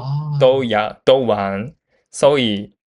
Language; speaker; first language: Cantonese; non-native, learner; Japanese